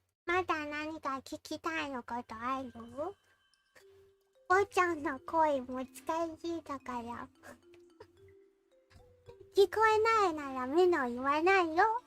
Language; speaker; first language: Japanese; non-native, learner; English